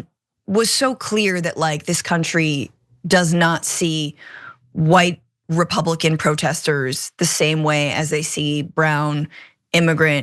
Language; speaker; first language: English; native; English